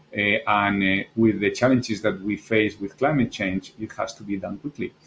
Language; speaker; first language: English; non-native, fluent; Spanish